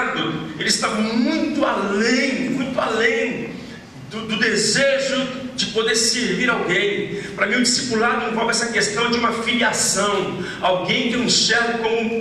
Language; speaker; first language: Portuguese; native; Portuguese